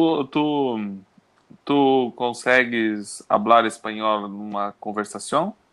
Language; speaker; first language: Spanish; non-native, learner; Portuguese